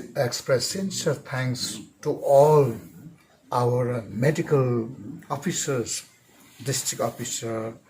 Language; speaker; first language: English; non-native, local second language; Nepali